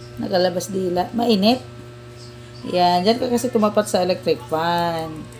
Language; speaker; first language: Filipino; native; Filipino